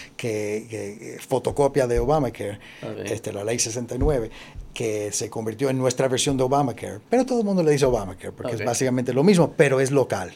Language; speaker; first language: Spanish; early bilingual, heritage; Spanish